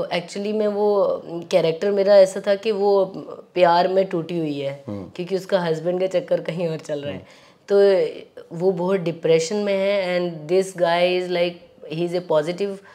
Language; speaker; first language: Hindi; native; Hindi